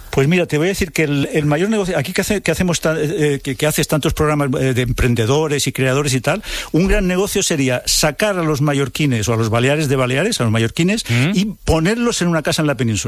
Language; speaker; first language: Spanish; native; Spanish